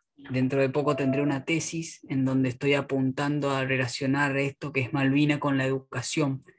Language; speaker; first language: Spanish; native; Spanish